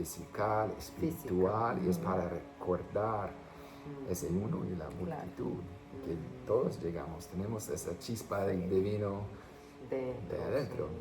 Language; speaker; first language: Spanish; non-native, fluent; English